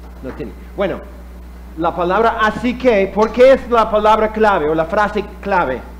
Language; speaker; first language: Spanish; non-native, fluent; English